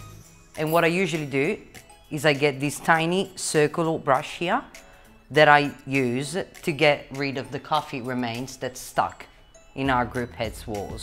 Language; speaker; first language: English; non-native, fluent; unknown